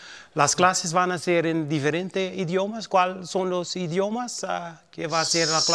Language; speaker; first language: Spanish; non-native, fluent; Papiamento